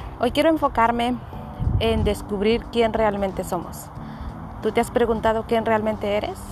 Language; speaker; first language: Spanish; native; Spanish